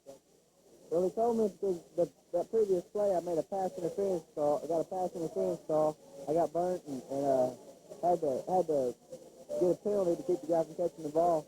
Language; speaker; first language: English; native; English